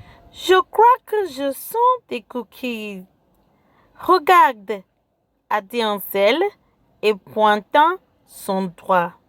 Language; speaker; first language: French; non-native, fluent; English